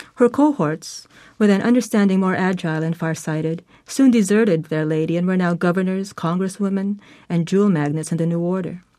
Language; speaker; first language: English; non-native, local second language; Filipino